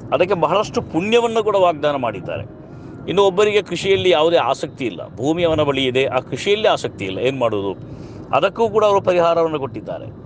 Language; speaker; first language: Kannada; non-native, local second language; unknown